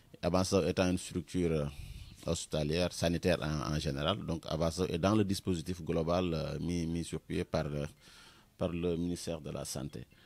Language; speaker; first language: French; non-native, local second language; Wolof